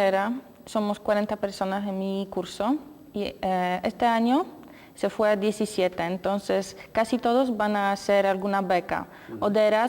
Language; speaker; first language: Spanish; non-native, learner; Polish